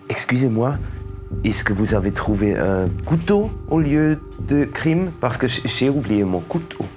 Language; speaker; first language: French; non-native, local second language; German